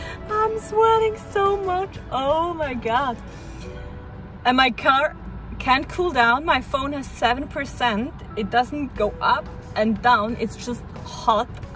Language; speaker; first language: English; non-native, fluent; German